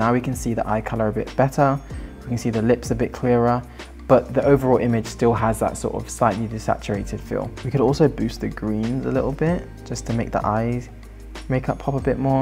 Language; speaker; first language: English; native; English